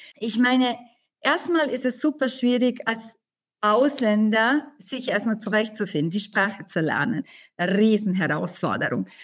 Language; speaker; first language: German; non-native, fluent; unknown